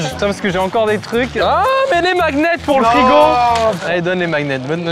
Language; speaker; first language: French; native; French